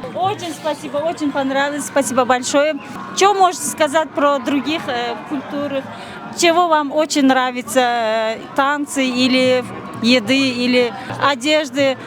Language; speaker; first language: Russian; non-native, learner; Turkmen